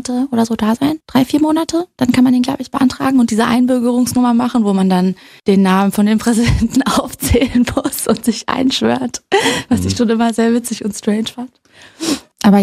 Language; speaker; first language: German; native; German